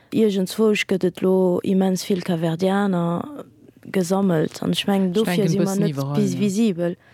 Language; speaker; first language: Luxembourgish; early bilingual, other home language; Kabuverdianu